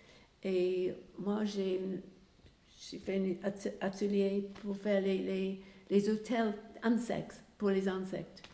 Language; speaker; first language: French; non-native, fluent; English